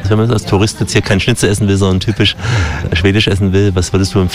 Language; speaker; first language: German; native; German